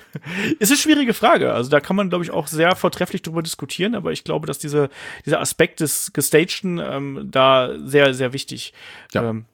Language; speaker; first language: German; native; German